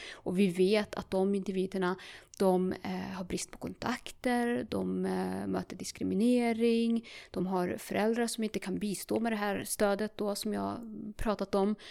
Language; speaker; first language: Swedish; early bilingual, other home language; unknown